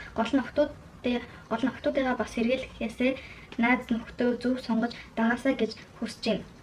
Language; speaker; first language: Mongolian; early bilingual, heritage; Mongolian